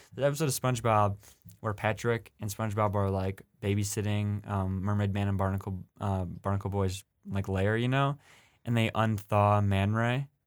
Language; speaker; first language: English; native; English